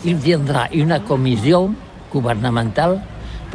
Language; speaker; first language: French; non-native, learner; Catalan